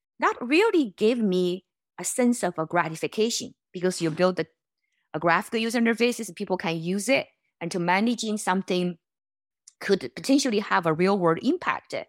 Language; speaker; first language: English; non-native, fluent; Chinese